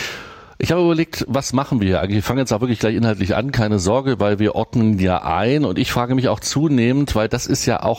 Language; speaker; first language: German; native; German